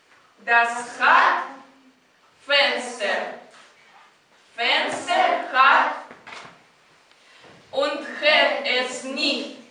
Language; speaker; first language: German; non-native, fluent; Russian